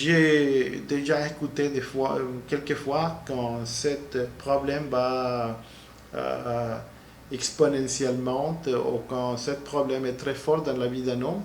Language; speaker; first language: French; non-native, learner; Spanish